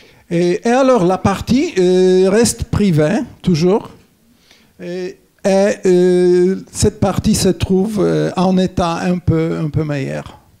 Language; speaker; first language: French; non-native, fluent; Polish